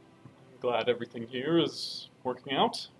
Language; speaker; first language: English; native; English